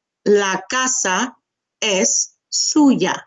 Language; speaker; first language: Spanish; non-native, fluent; English